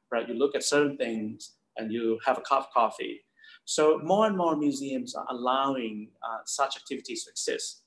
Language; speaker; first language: English; non-native, fluent; Thai